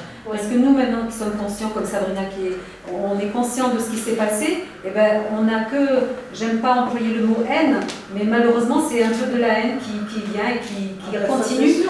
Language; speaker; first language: French; native; French